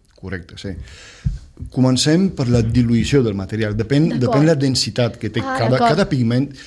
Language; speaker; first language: Catalan; non-native, fluent; Romanian